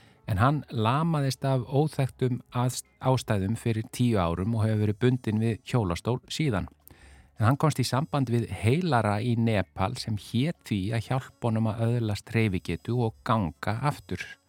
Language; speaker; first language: Icelandic; native; Icelandic